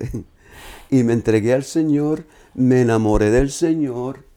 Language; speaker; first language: Spanish; native; Spanish